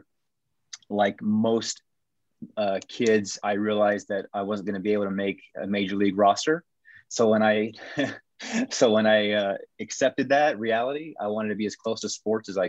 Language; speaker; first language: English; native; English